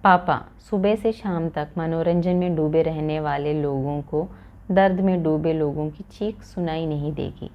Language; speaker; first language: Hindi; non-native, local second language; Malayalam